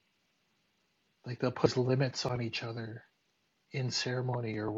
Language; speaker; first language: English; native; English